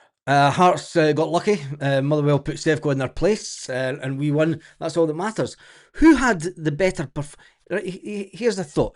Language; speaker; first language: English; native; English